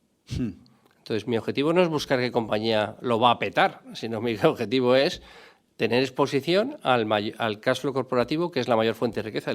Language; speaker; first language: Spanish; native; Spanish